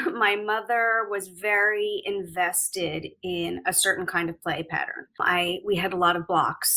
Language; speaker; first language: English; native; English